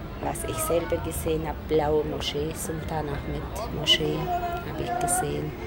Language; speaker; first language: German; non-native, learner; Turkish